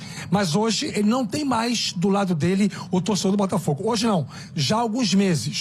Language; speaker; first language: Portuguese; native; Portuguese